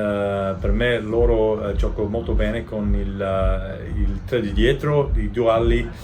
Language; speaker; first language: Italian; non-native, learner; English